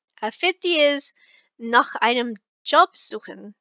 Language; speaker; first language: German; non-native, learner; English